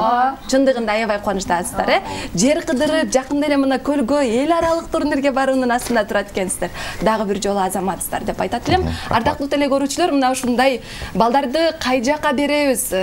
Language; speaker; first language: Kyrgyz; native; Kyrgyz